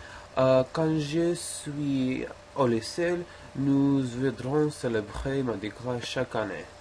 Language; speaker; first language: French; non-native, learner; English